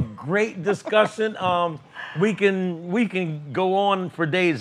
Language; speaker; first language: English; native; English